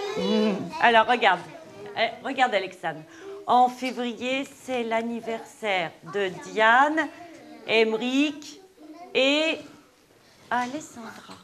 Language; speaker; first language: French; native; French